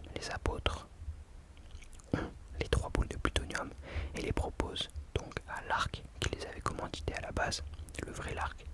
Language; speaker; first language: French; native; French